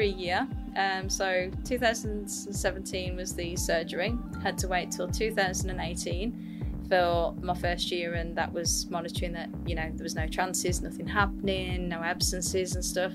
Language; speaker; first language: English; native; English